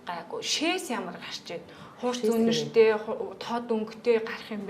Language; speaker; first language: Mongolian; native; Mongolian